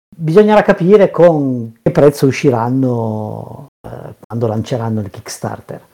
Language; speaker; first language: Italian; native; Italian